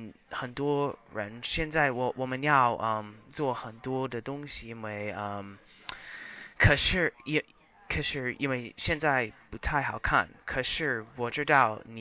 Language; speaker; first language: Chinese; non-native, learner; English